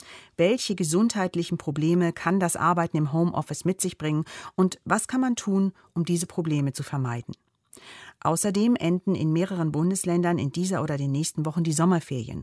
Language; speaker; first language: German; native; German